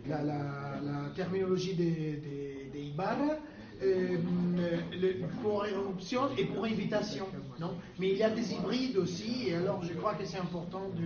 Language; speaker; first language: French; non-native, fluent; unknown